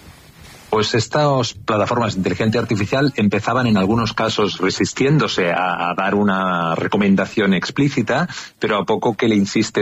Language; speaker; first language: Spanish; native; Spanish